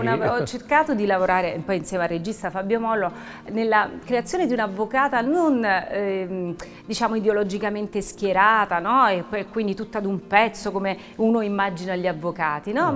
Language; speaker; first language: Italian; native; Italian